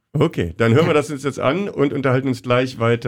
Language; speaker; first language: German; native; German